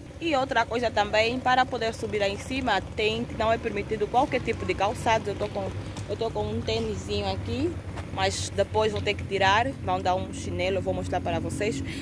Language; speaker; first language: Portuguese; native; Portuguese